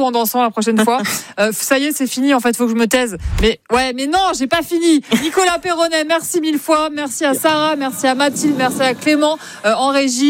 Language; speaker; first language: French; native; French